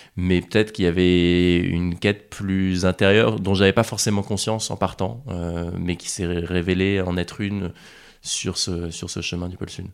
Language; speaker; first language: French; native; French